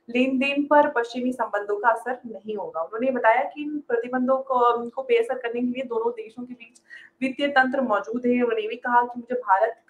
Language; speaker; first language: Hindi; native; Hindi